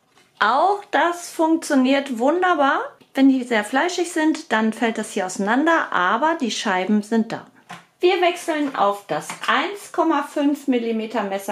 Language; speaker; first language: German; native; German